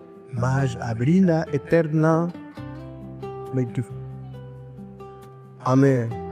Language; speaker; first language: Portuguese; non-native, learner; Lingala